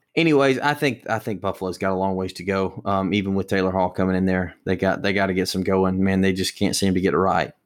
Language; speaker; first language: English; native; English